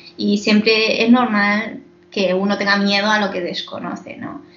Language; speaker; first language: Spanish; non-native, fluent; Chinese